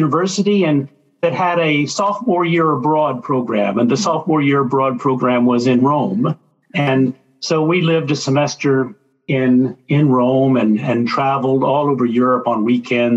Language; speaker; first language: English; native; English